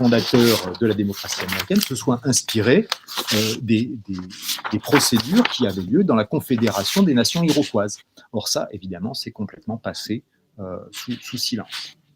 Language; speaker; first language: French; native; French